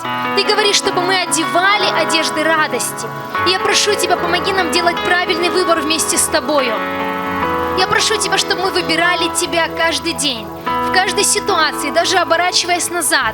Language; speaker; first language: Russian; native; Russian